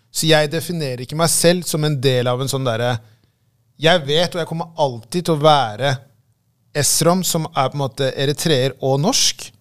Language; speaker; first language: Norwegian; early bilingual, other home language; Tigrinya